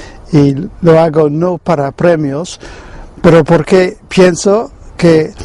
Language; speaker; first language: Spanish; non-native, fluent; English